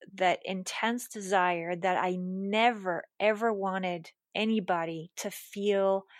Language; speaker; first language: English; non-native, fluent; German